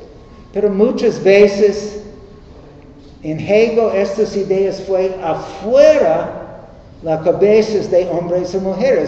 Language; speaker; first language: Spanish; non-native, learner; English